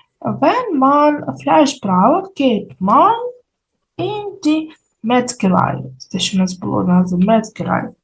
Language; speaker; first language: German; non-native, fluent; Ukrainian